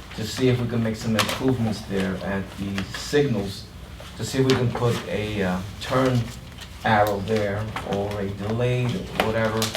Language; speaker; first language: English; non-native, fluent; Italian